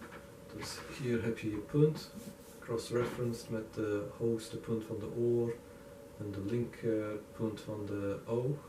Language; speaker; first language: Dutch; non-native, learner; English